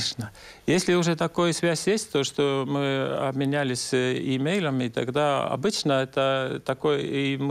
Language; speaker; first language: Russian; non-native, local second language; Estonian